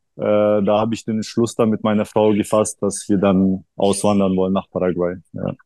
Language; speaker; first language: German; early bilingual, other home language; Russian